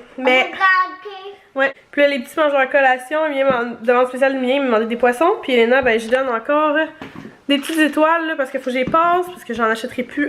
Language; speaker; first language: French; native; French